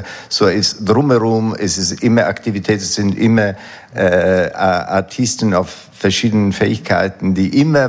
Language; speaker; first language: German; non-native, fluent; Italian